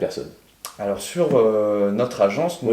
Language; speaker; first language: French; native; French